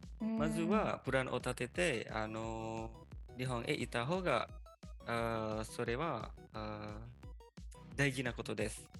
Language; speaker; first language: Japanese; non-native, fluent; Indonesian